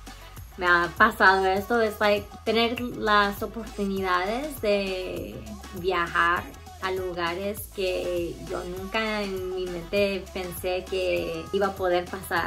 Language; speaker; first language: Spanish; early bilingual, heritage; Spanish